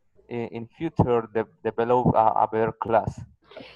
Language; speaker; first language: English; non-native, learner; Spanish